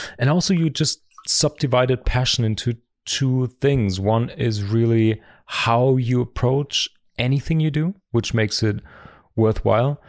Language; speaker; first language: English; non-native, fluent; German